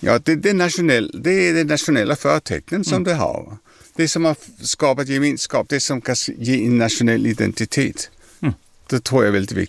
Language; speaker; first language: Swedish; non-native, fluent; French